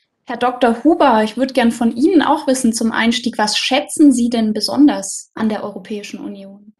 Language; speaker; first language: German; native; German